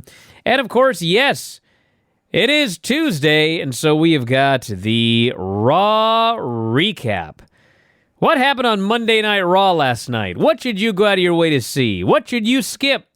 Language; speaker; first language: English; native; English